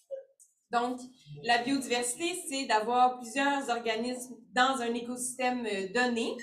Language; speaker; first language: French; native; French